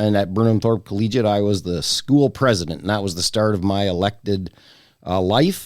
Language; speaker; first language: English; native; English